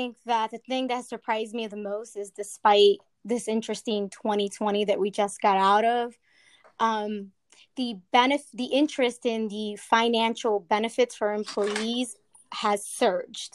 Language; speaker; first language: English; native; English